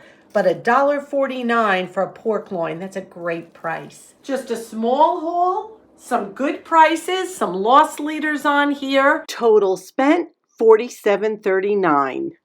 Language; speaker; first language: English; native; English